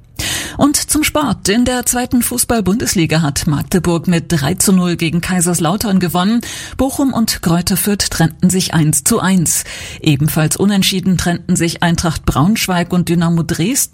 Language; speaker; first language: German; native; German